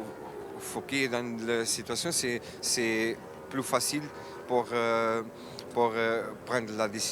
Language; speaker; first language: French; non-native, fluent; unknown